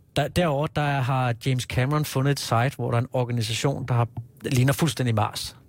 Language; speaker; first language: Danish; native; Danish